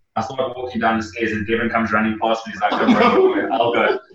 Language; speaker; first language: English; native; English